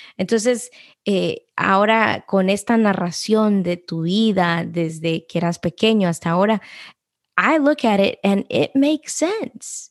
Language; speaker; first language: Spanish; early bilingual, heritage; Spanish